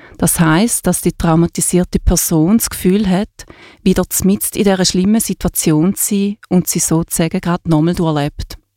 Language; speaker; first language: German; native; German